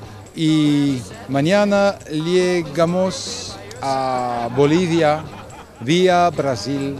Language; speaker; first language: Spanish; non-native, fluent; French